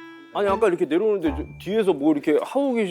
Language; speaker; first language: Korean; native; Korean